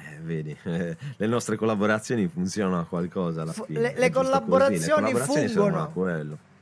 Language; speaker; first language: Italian; native; Italian